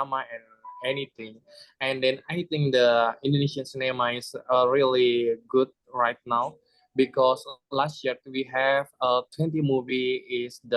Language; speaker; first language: English; non-native, learner; Indonesian